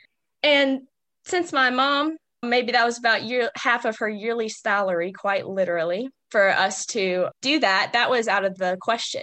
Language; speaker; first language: English; native; English